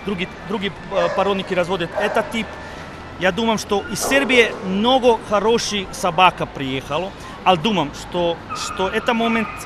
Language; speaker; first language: Russian; non-native, learner; Serbian